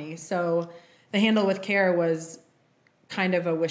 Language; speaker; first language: English; native; English